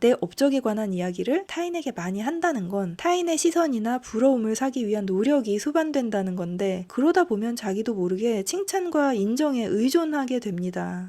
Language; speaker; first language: Korean; native; Korean